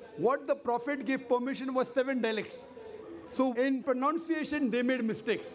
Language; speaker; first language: English; non-native, local second language; Urdu